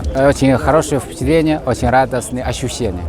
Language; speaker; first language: Russian; non-native, fluent; Chinese